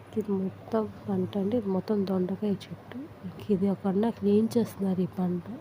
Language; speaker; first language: Telugu; non-native, local second language; Urdu